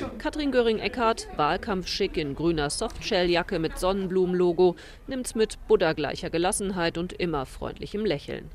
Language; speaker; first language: German; native; German